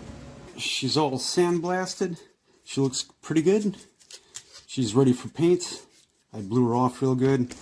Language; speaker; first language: English; native; English